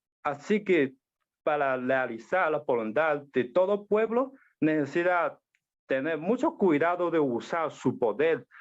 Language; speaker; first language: Spanish; non-native, learner; Chinese